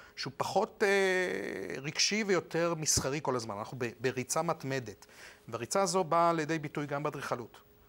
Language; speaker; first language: Hebrew; non-native, fluent; Spanish